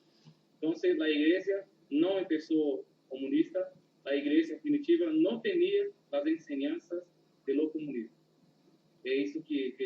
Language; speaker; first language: Spanish; non-native, learner; Portuguese